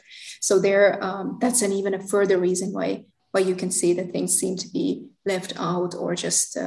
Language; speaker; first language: English; non-native, fluent; Finnish